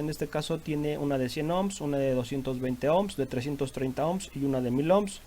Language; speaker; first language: Spanish; native; Spanish